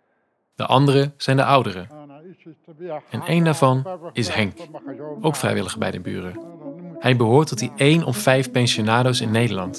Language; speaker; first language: Dutch; native; Dutch